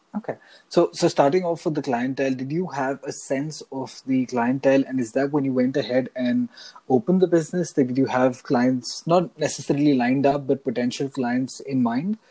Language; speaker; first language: English; non-native, local second language; Hindi